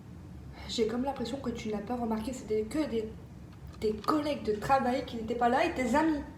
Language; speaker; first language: French; native; French